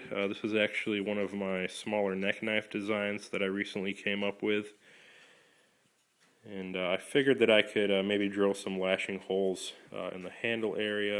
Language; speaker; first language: English; native; English